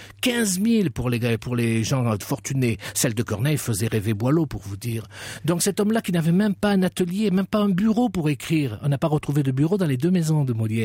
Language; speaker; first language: French; native; French